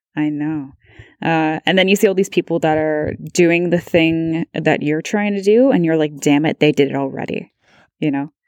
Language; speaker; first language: English; native; English